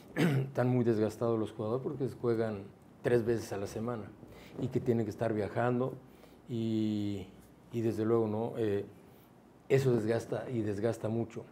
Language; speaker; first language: Spanish; native; Spanish